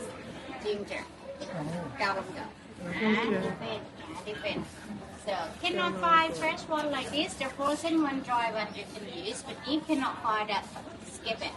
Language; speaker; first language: English; non-native, learner; Thai